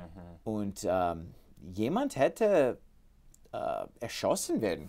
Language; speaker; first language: German; non-native, learner; English